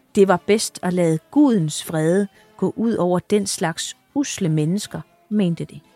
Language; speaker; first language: Danish; native; Danish